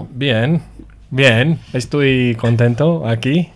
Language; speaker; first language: Spanish; non-native, learner; English